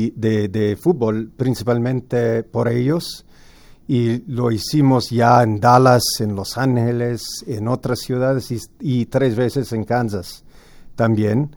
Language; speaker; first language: Spanish; non-native, fluent; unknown